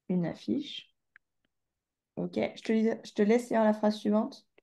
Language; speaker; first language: French; native; French